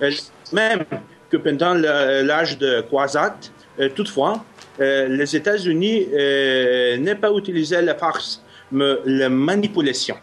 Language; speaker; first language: French; non-native, fluent; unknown